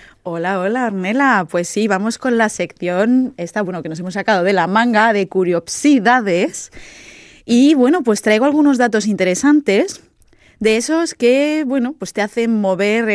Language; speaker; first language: Spanish; native; Spanish